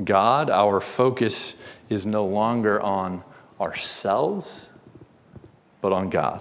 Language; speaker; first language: English; native; English